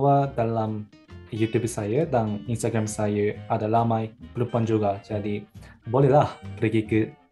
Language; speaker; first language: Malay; non-native, learner; Japanese